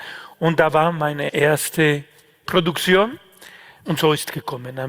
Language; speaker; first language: German; non-native, fluent; Spanish